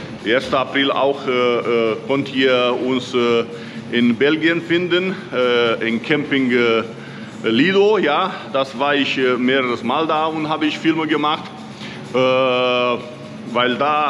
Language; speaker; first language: German; non-native, learner; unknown